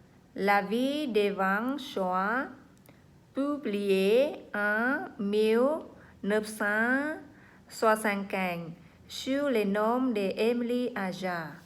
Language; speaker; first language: French; non-native, learner; Vietnamese